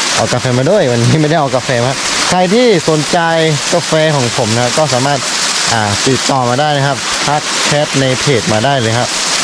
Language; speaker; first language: Thai; non-native, local second language; Karen languages